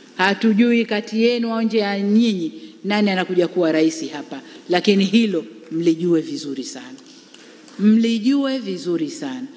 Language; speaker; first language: Swahili; native; Swahili